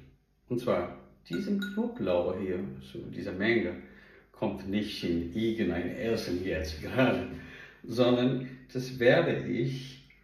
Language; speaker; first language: German; non-native, fluent; Portuguese